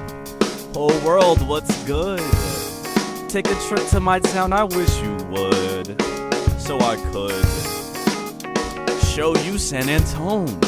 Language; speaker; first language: English; native; English